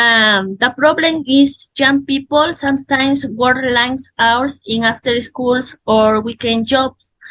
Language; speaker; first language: English; non-native, learner; Spanish